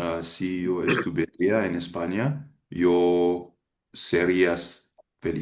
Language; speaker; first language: Spanish; non-native, learner; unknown